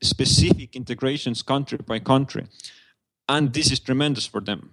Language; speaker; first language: English; non-native, fluent; Estonian